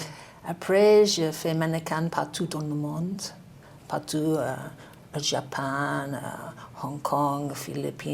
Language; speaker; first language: French; non-native, learner; English